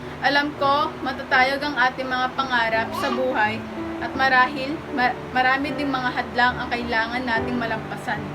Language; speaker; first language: Filipino; native; Filipino